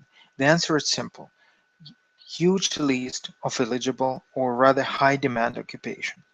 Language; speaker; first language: English; non-native, fluent; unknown